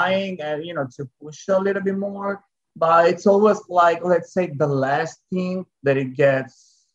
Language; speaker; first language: English; non-native, fluent; Italian